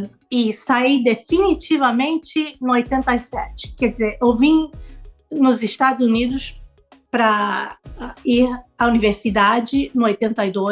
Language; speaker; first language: Portuguese; non-native, local second language; Spanish